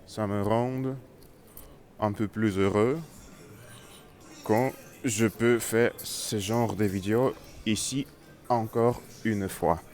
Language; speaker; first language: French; non-native, learner; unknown